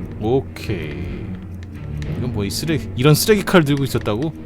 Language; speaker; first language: Korean; native; Korean